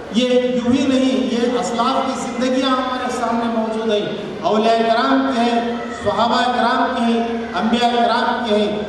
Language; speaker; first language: Urdu; native; Urdu